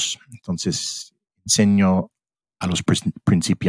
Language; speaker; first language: Spanish; early bilingual, heritage; English